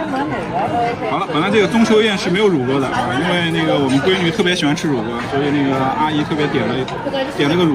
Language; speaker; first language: Chinese; native; Chinese